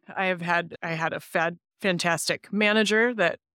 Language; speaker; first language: English; native; English